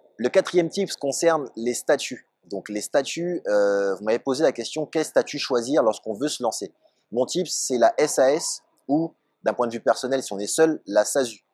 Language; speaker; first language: French; native; French